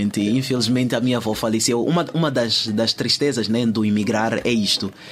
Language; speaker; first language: Portuguese; native; Portuguese